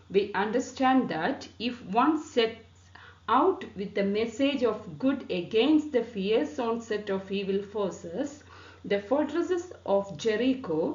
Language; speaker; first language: English; non-native, local second language; Malayalam